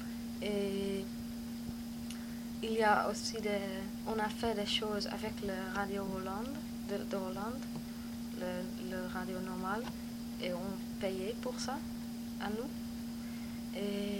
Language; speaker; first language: French; non-native, learner; Dutch